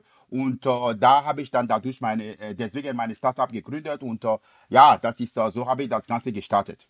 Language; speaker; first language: German; non-native, fluent; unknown